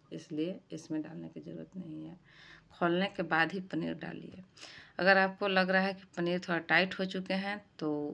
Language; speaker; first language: Hindi; native; Hindi